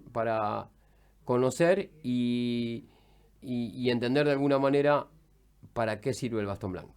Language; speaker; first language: Spanish; native; Spanish